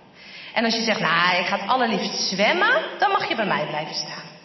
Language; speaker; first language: Dutch; native; Dutch